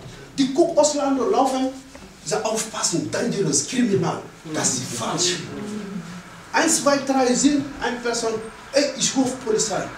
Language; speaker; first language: German; non-native, learner; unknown